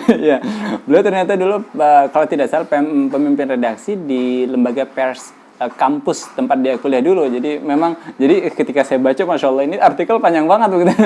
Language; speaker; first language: Indonesian; native; Indonesian